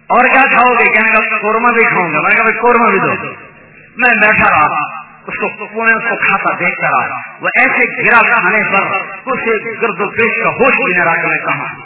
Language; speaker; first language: Urdu; non-native, local second language; Punjabi